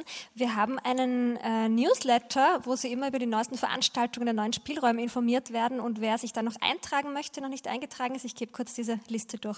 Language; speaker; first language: German; native; German